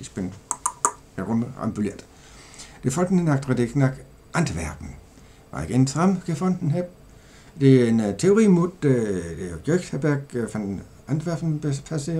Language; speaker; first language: German; non-native, learner; Danish